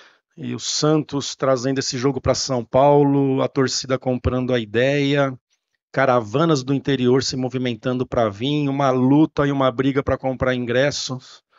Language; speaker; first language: Portuguese; native; Portuguese